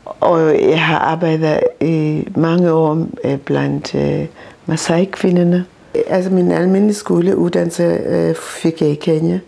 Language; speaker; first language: Danish; non-native, local second language; Masai